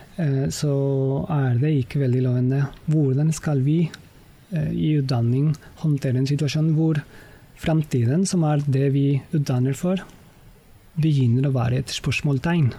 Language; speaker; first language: Norwegian; non-native, fluent; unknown